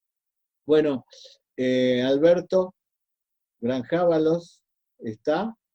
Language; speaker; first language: Spanish; native; Spanish